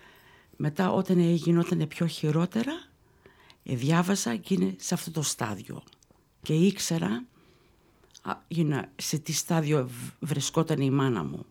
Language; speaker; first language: Greek; early bilingual, heritage; Greek